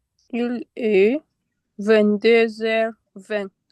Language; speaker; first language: French; non-native, learner; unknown